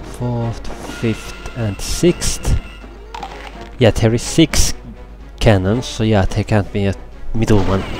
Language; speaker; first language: English; non-native, fluent; Finnish